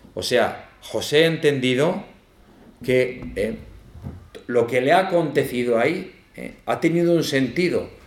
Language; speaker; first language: Spanish; native; Spanish